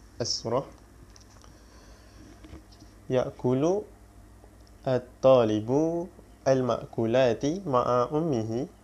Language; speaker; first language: Arabic; non-native, learner; Malay